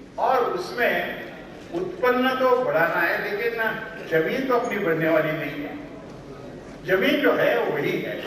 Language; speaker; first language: Hindi; non-native, local second language; Marathi